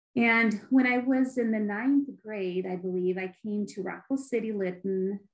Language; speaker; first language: English; non-native, fluent; Ukrainian